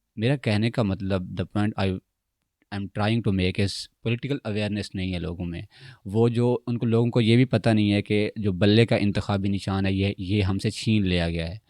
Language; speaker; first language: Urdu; non-native, local second language; Saraiki